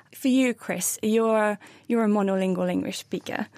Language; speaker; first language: English; non-native, fluent; Norwegian